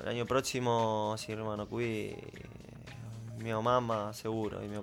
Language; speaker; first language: Italian; non-native, learner; Spanish